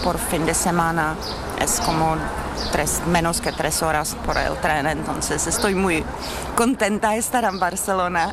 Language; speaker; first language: Spanish; non-native, learner; Czech